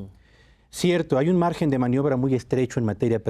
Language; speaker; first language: Spanish; native; Spanish